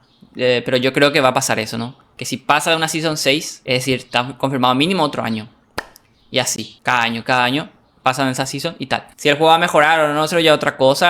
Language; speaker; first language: Spanish; native; Spanish